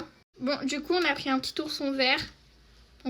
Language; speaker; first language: French; native; French